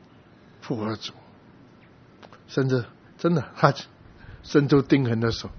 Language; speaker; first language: Chinese; native; Chinese